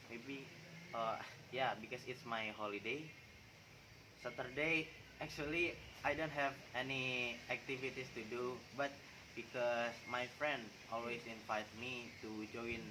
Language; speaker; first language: English; non-native, learner; Indonesian